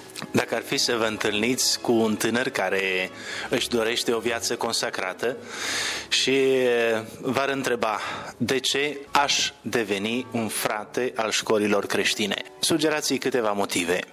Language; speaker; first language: Romanian; native; Romanian